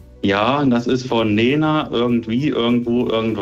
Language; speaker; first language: German; native; German